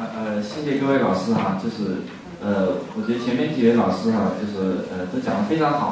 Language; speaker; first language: Chinese; native; Chinese